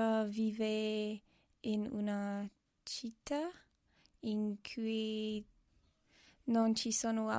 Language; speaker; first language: Italian; non-native, learner; English